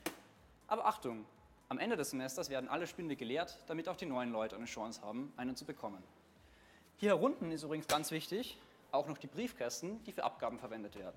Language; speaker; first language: German; native; German